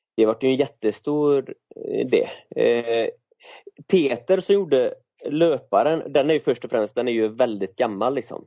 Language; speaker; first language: Swedish; native; Swedish